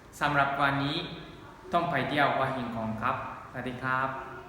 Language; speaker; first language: Thai; non-native, learner; Japanese